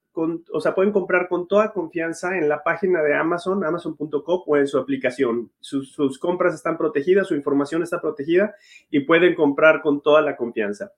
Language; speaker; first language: Spanish; native; Spanish